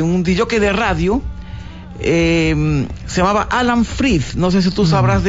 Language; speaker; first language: Spanish; native; Spanish